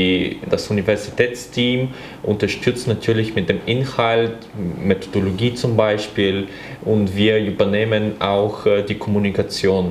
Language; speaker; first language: German; non-native, fluent; Bulgarian